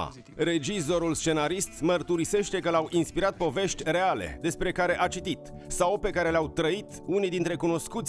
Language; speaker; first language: Romanian; native; Romanian